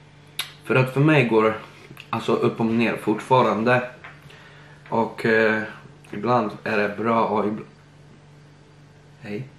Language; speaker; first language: Swedish; early bilingual, other home language; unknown